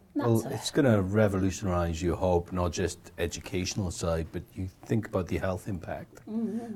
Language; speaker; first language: English; native; English